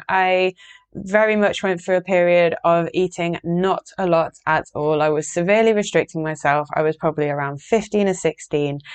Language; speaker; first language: English; native; English